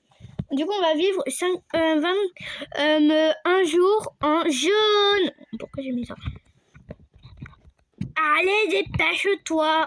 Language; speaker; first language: French; native; French